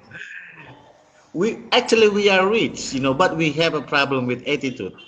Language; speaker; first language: English; non-native, learner; Indonesian